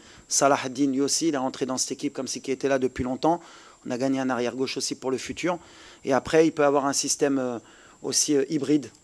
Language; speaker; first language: French; native; French